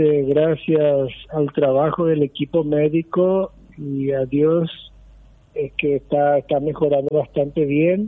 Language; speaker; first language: Spanish; native; Spanish